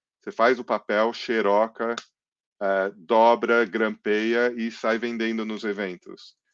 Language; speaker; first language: Portuguese; early bilingual, other home language; English